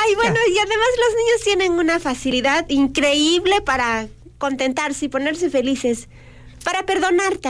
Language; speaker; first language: Spanish; native; Spanish